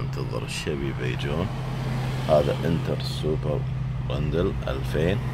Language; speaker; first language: Arabic; native; Arabic